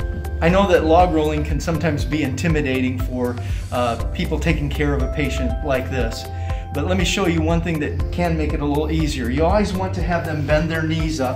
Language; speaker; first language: English; native; English